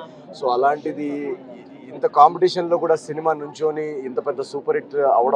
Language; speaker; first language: Telugu; native; Telugu